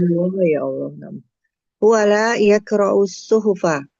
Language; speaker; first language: Arabic; non-native, learner; Indonesian